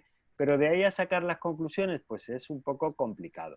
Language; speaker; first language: Spanish; native; Spanish